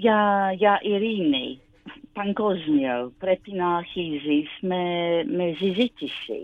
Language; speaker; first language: Greek; non-native, learner; English